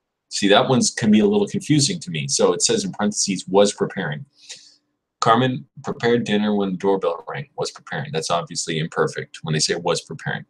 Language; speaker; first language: English; native; English